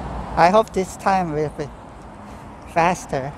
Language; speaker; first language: English; non-native, fluent; Korean